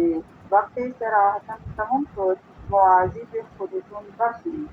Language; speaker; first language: Persian; non-native, learner; Urdu